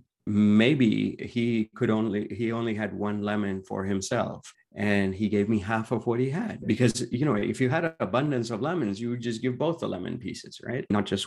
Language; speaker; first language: English; non-native, local second language; Gujarati